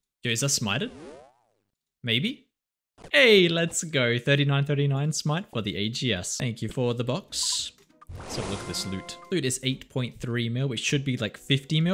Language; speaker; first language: English; native; English